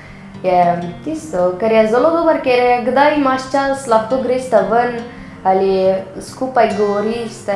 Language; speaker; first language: Slovenian; non-native, learner; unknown